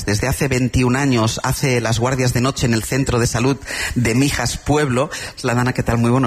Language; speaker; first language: Spanish; native; Spanish